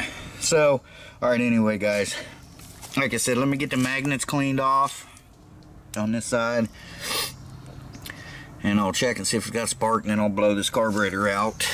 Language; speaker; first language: English; native; English